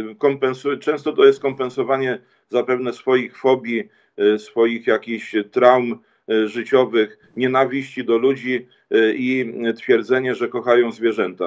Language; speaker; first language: Polish; native; Polish